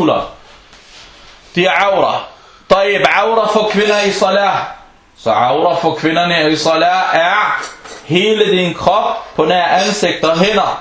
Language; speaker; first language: Danish; non-native, fluent; Arabic